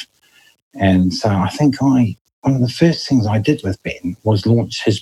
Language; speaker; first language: English; native; English